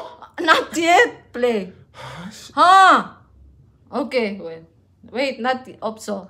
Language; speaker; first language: English; non-native, local second language; Filipino